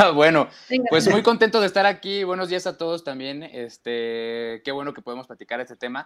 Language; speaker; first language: Spanish; native; Spanish